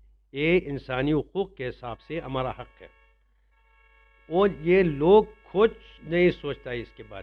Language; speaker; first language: Hindi; non-native, learner; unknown